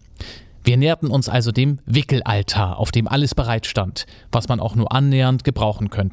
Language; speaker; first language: German; native; German